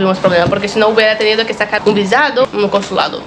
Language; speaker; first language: Spanish; non-native, fluent; Portuguese